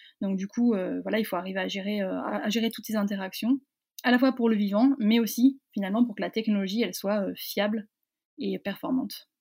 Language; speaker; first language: French; native; French